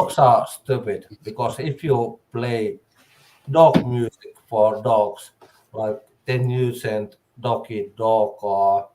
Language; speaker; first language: English; non-native, learner; Finnish